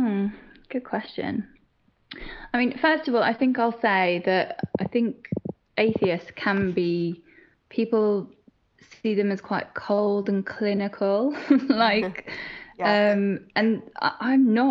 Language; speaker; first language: English; native; English